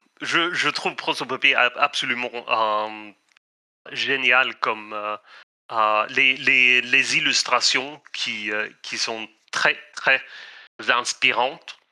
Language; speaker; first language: French; non-native, fluent; Swedish